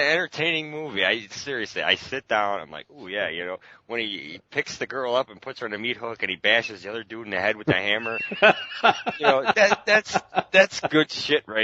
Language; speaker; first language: English; native; English